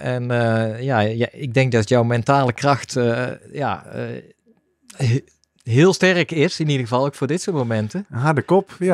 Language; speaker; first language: Dutch; native; Dutch